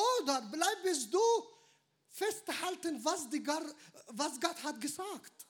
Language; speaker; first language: German; non-native, learner; Arabic